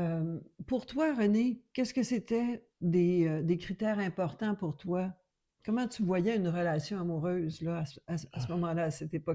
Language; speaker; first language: French; native; French